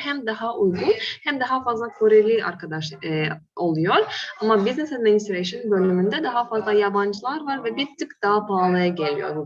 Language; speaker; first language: Turkish; non-native, fluent; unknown